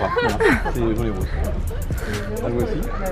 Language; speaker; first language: French; native; French